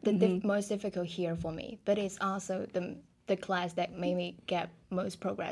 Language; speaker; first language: English; non-native, fluent; Chinese